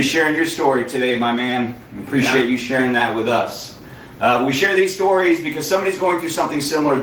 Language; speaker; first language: English; native; English